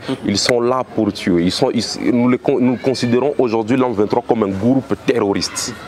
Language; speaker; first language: French; non-native, local second language; Swahili